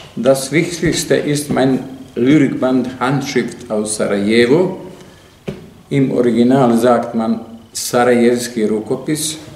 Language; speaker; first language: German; non-native, fluent; Serbian